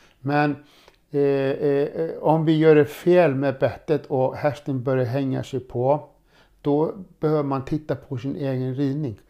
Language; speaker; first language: Swedish; non-native, fluent; Icelandic